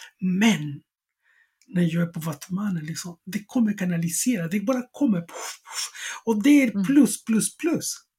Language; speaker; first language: Swedish; non-native, fluent; Spanish